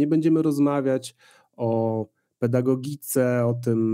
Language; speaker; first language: Polish; native; Polish